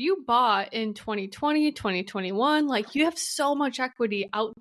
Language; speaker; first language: English; native; English